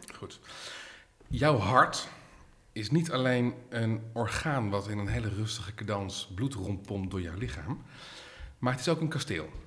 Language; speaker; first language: Dutch; native; Dutch